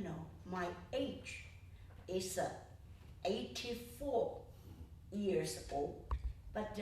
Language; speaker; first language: English; non-native, learner; Chinese